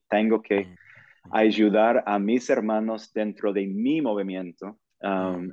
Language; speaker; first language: Spanish; non-native, fluent; English